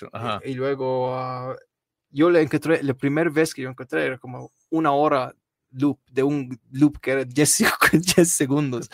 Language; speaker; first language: Spanish; non-native, learner; Arabic